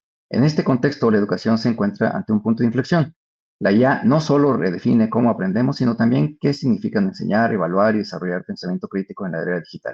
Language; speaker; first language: Spanish; native; Spanish